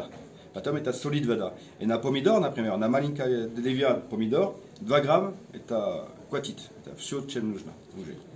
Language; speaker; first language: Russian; non-native, learner; French